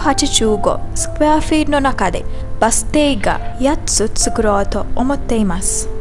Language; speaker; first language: Japanese; non-native, learner; Sinhala